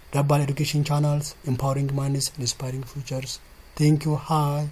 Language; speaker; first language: English; non-native, local second language; Amharic